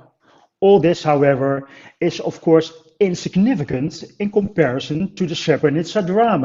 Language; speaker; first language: English; non-native, fluent; Dutch